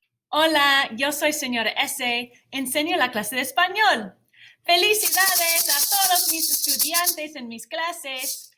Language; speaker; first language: Spanish; non-native, fluent; English